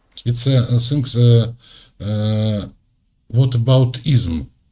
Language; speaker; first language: English; non-native, learner; Russian